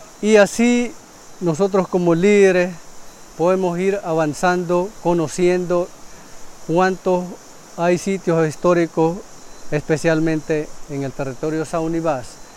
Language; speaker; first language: Spanish; non-native, local second language; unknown